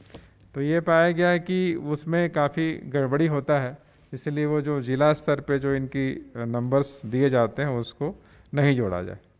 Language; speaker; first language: Hindi; native; Hindi